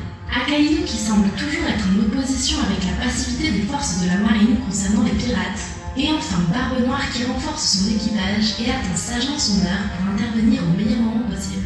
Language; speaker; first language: French; native; French